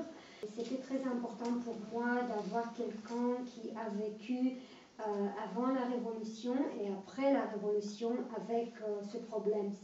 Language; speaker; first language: French; non-native, fluent; Romanian